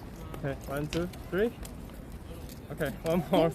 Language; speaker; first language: English; non-native, learner; Chinese